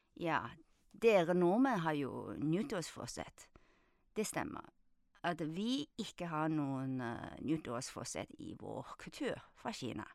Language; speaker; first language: Norwegian; non-native, fluent; Chinese